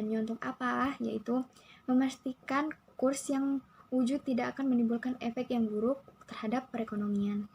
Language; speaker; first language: Indonesian; native; Indonesian